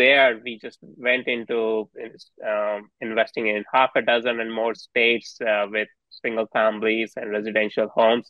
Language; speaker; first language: English; non-native, local second language; Hindi